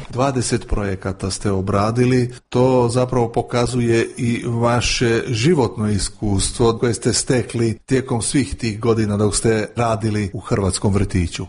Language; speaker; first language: Croatian; early bilingual, heritage; Croatian